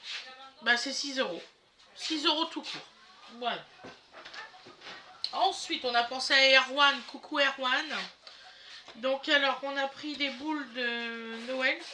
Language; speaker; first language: French; native; French